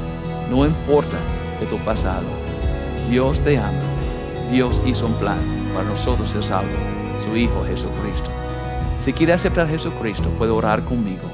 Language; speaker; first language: Spanish; non-native, fluent; English